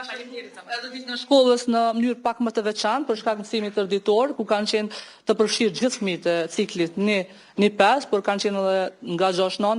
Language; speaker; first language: Albanian; native; Albanian